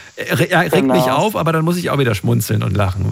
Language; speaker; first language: German; native; German